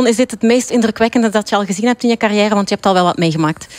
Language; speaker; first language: Dutch; native; Dutch